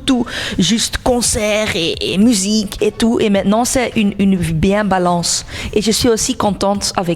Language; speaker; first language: French; non-native, local second language; Dutch